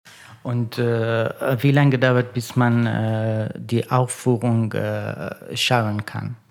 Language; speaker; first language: German; non-native, learner; Persian